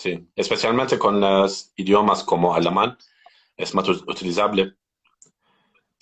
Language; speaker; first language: Spanish; non-native, learner; Turkish